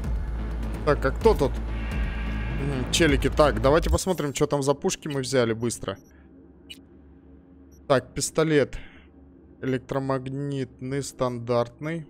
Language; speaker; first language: Russian; native; Russian